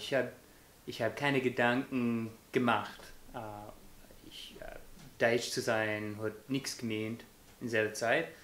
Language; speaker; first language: German; non-native, fluent; English